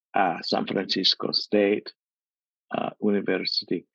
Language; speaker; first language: Italian; non-native, learner; English